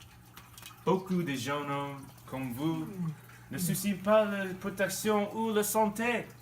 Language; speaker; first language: French; non-native, learner; English